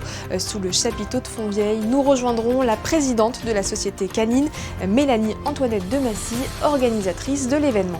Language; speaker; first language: French; native; French